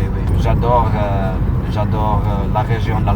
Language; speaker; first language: French; non-native, learner; English